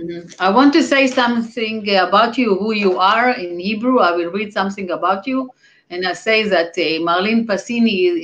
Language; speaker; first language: English; non-native, fluent; Hebrew